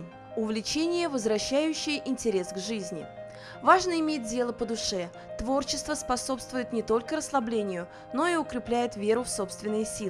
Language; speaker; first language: Russian; native; Russian